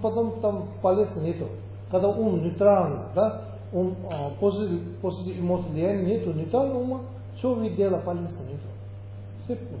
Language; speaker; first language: Russian; non-native, learner; Tibetan